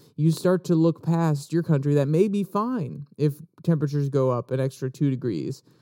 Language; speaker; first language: English; native; English